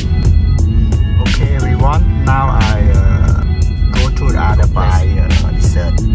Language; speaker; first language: English; non-native, learner; Khmer